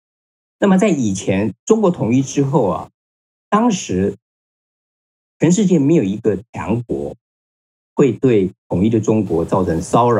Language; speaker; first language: Chinese; native; Chinese